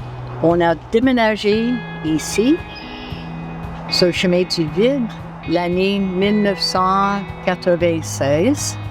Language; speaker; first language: French; non-native, local second language; English